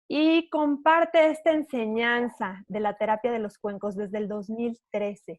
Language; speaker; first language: Spanish; native; Spanish